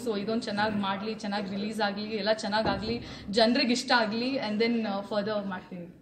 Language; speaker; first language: Kannada; non-native, local second language; Tulu